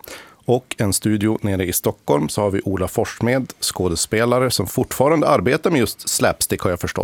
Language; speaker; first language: Swedish; native; Swedish